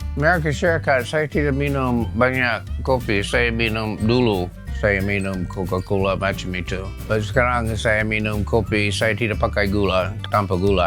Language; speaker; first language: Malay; non-native, learner; English